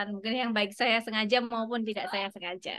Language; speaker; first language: Indonesian; native; Indonesian